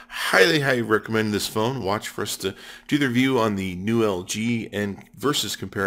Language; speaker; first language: English; native; English